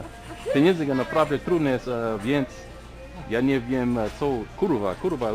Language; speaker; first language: Polish; non-native, learner; English